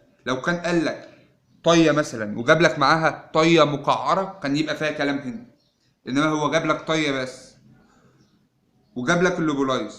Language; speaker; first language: Arabic; native; Arabic